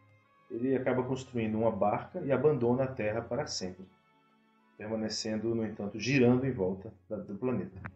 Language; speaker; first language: Portuguese; native; Portuguese